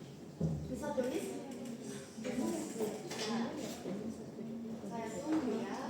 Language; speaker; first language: Indonesian; non-native, learner; Korean